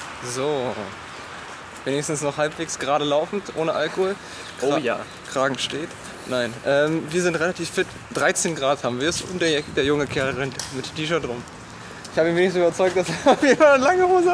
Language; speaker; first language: German; native; German